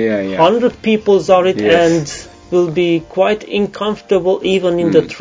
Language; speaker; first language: English; non-native, learner; Romanian